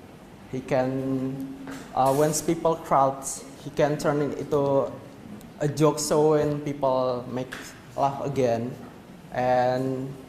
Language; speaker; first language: English; non-native, learner; Indonesian